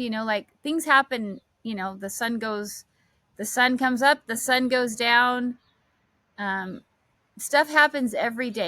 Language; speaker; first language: English; native; English